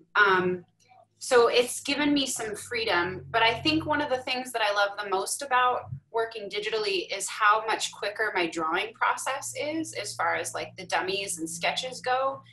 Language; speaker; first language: English; native; English